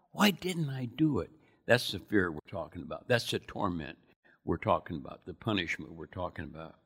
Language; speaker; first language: English; native; English